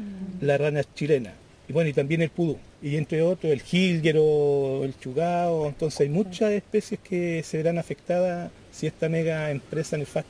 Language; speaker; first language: Spanish; native; Spanish